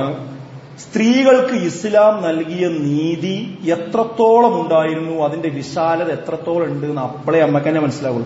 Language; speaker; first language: Malayalam; native; Malayalam